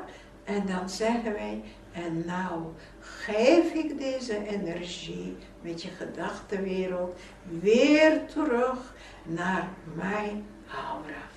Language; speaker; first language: Dutch; non-native, fluent; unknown